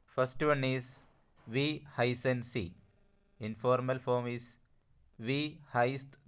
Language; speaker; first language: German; non-native, learner; Malayalam